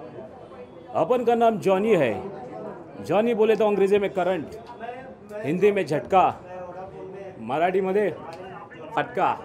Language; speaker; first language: Hindi; native; Hindi